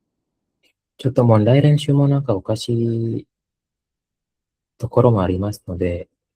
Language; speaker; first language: Japanese; non-native, fluent; Indonesian